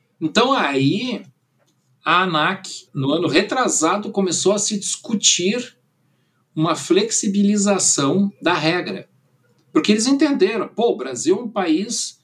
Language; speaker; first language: Portuguese; early bilingual, other home language; German